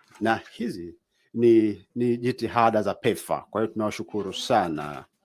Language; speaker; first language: Swahili; native; Swahili